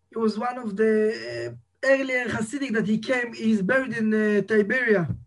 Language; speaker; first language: English; non-native, fluent; Hebrew